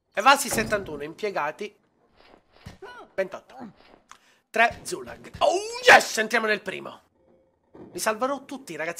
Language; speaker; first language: Italian; native; Italian